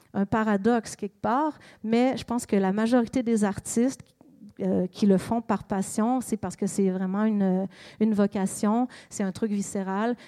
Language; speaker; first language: French; native; French